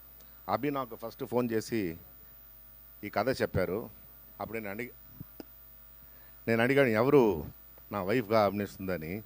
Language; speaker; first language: Telugu; non-native, local second language; Tamil